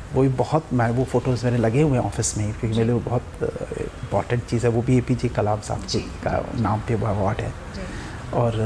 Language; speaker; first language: Hindi; native; Hindi